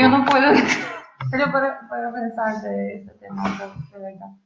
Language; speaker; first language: Spanish; non-native, learner; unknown